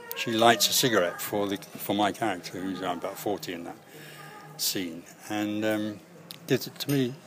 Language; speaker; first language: English; native; English